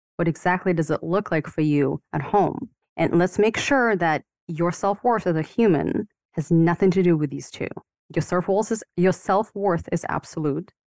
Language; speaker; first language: English; non-native, fluent; Ukrainian